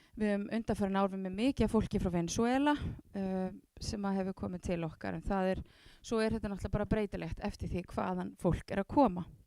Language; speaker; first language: Icelandic; native; Icelandic